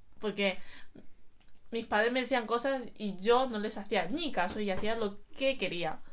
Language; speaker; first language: Spanish; early bilingual, other home language; Chinese